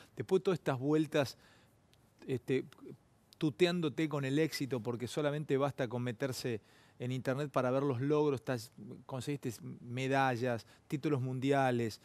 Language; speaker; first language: Spanish; native; Spanish